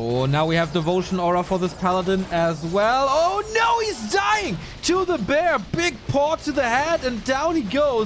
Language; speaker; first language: English; non-native, fluent; German